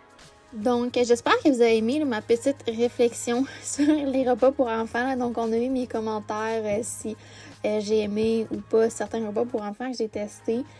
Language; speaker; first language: French; native; French